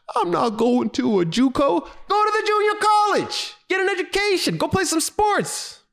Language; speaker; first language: English; native; English